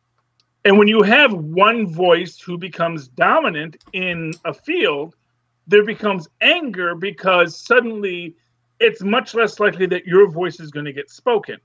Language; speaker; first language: English; native; English